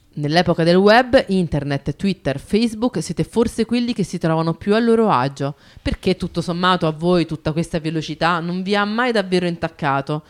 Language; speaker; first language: Italian; native; Italian